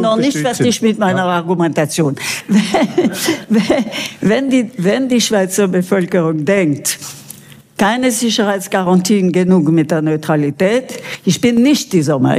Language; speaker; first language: German; non-native, local second language; French